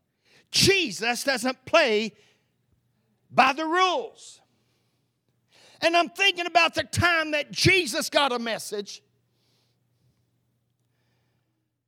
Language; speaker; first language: English; native; English